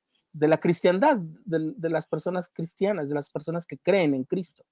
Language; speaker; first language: Spanish; native; Spanish